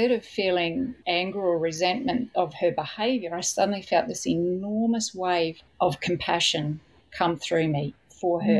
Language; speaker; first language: English; native; English